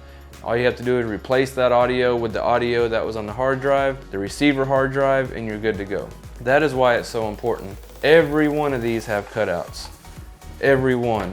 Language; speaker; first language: English; native; English